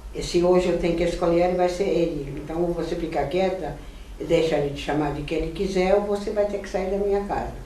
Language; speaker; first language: Portuguese; non-native, fluent; German